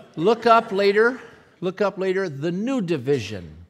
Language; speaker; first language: English; native; English